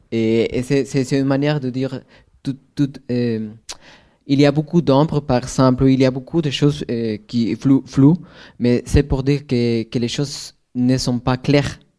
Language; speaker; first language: French; non-native, fluent; Spanish